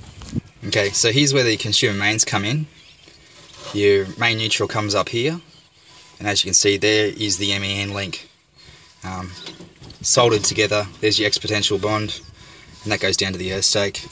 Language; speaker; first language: English; native; English